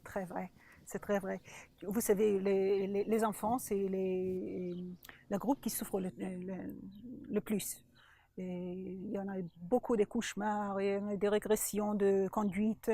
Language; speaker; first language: French; non-native, learner; Hebrew